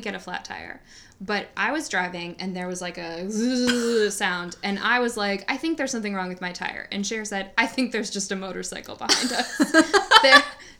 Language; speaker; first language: English; native; English